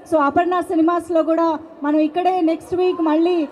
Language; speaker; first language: Telugu; native; Telugu